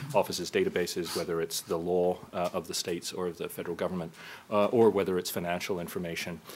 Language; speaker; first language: English; native; English